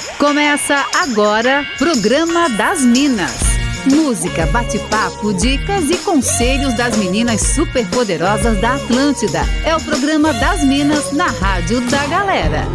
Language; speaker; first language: Portuguese; native; Portuguese